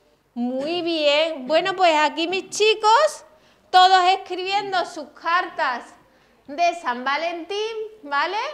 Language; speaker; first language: Spanish; native; Spanish